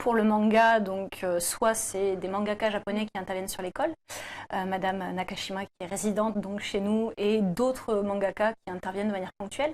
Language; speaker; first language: French; native; French